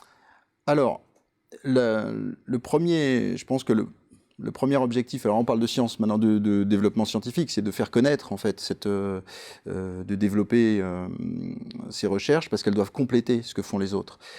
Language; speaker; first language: French; native; French